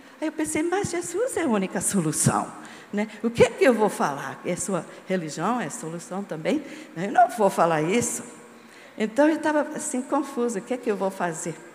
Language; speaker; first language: Portuguese; non-native, fluent; English